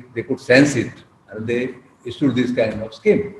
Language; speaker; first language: English; non-native, local second language; Gujarati